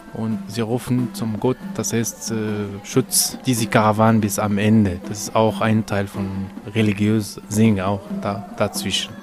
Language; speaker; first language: German; non-native, learner; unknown